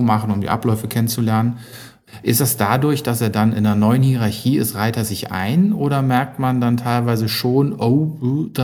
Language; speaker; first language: German; native; German